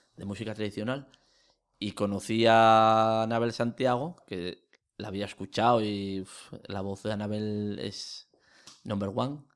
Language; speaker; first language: Spanish; native; Spanish